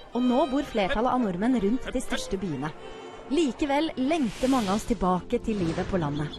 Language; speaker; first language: Norwegian; native; Norwegian